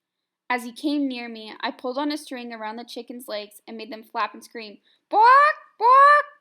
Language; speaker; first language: English; native; English